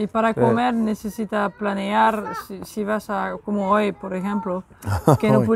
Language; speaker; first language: Spanish; non-native, fluent; French